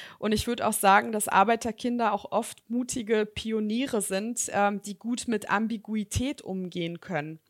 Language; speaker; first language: German; early bilingual, other home language; Serbian